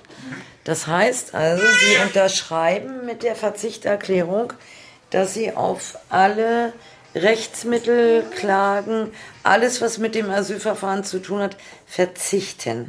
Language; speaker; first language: German; native; German